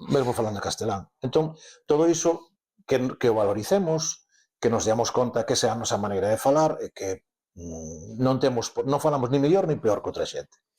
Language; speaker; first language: Galician; native; Galician